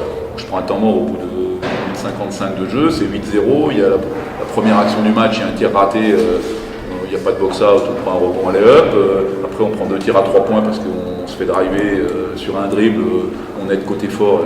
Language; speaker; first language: French; native; French